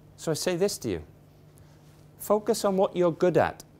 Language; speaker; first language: English; native; English